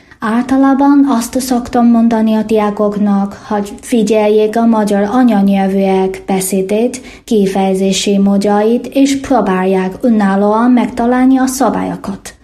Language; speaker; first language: Hungarian; non-native, fluent; Chinese